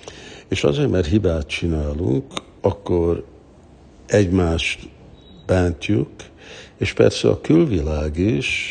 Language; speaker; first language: Hungarian; early bilingual, heritage; Hungarian